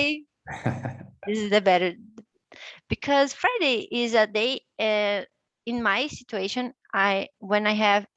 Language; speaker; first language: English; non-native, learner; Portuguese